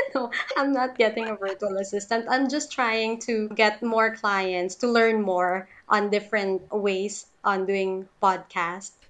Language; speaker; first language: English; non-native, local second language; Cebuano